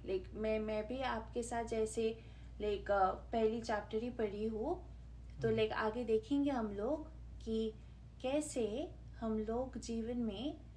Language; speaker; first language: Hindi; non-native, local second language; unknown